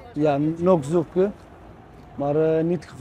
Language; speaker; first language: Dutch; non-native, learner; Turkish